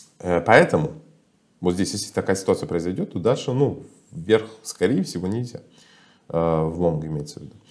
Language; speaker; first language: Russian; non-native, fluent; Persian